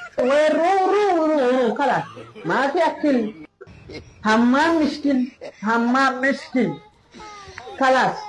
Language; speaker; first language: Arabic; non-native, learner; Amharic